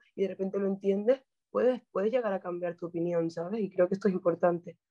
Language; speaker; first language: Spanish; native; Spanish